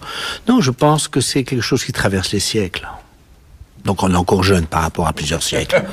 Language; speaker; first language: French; native; French